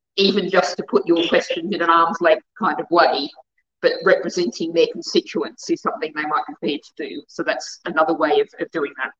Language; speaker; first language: English; native; English